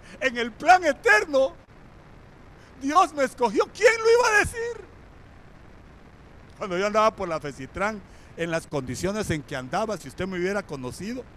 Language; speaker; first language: Spanish; native; Spanish